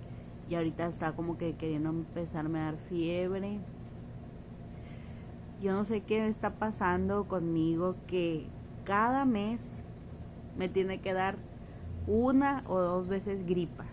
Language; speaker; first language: Spanish; native; Spanish